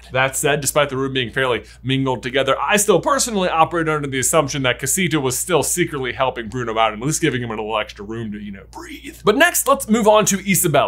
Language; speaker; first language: English; native; English